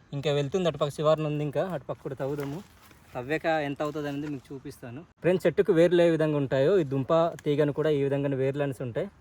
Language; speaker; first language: Telugu; native; Telugu